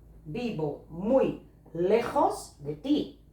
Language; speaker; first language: Spanish; non-native, fluent; Portuguese